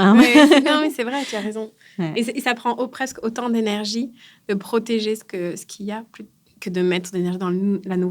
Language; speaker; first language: French; native; French